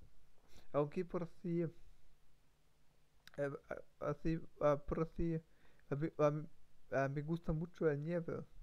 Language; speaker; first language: Spanish; non-native, learner; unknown